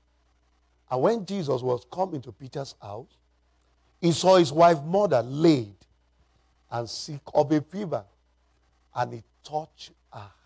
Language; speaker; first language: English; non-native, local second language; Yoruba